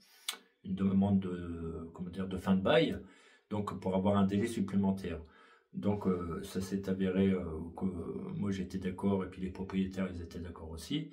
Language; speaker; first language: French; native; French